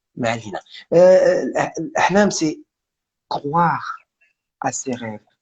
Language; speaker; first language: French; non-native, local second language; Arabic